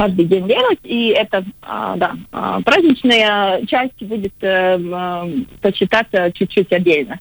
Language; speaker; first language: Russian; non-native, local second language; Latvian